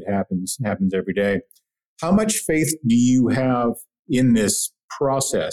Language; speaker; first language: English; native; English